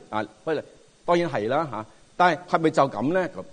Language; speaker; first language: Cantonese; native; Cantonese